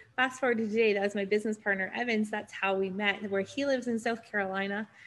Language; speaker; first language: English; native; English